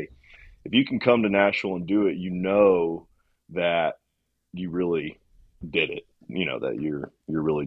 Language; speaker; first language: English; native; English